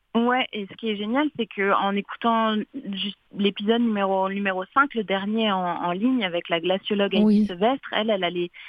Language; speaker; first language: French; native; French